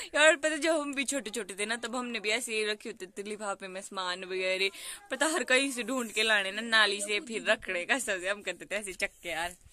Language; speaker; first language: Hindi; non-native, local second language; Pahari-Potwari